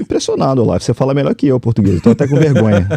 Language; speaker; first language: Portuguese; native; Portuguese